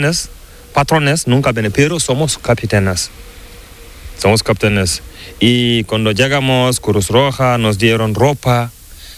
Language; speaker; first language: Spanish; non-native, learner; Fula